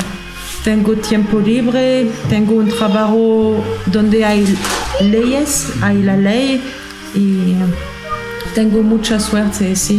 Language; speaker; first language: Spanish; non-native, learner; French